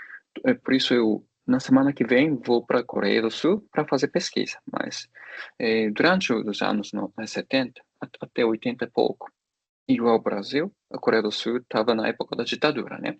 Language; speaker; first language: Portuguese; non-native, fluent; Japanese